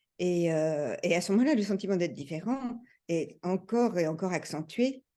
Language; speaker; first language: French; early bilingual, other home language; English